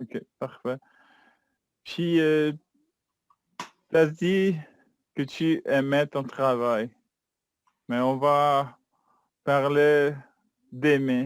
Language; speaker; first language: French; non-native, fluent; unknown